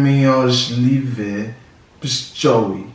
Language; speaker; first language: Polish; non-native, learner; English